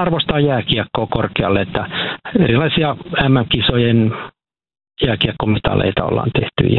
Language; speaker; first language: Finnish; native; Finnish